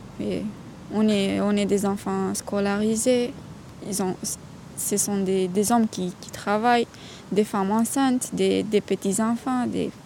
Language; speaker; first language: French; non-native, learner; Romanian